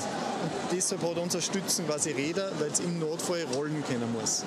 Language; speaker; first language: German; native; German